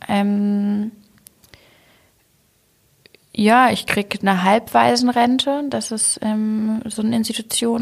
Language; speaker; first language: German; native; German